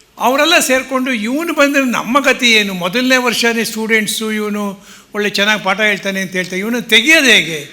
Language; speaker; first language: Kannada; early bilingual, heritage; Kannada